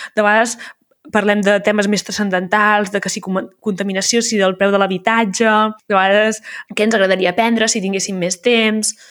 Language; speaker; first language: Catalan; native; Catalan